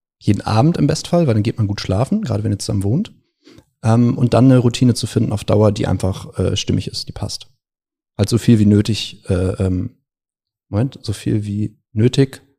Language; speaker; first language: German; native; German